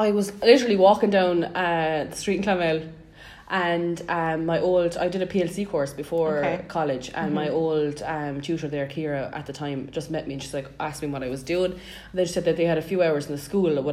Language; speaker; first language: English; native; English